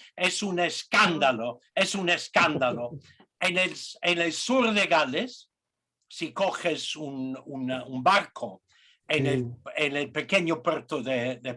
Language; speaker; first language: Spanish; non-native, fluent; English